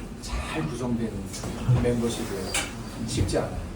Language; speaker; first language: Korean; native; Korean